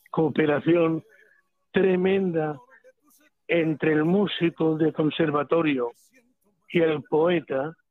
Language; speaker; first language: Spanish; native; Spanish